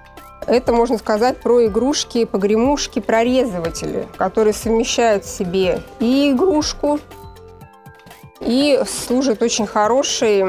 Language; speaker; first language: Russian; native; Russian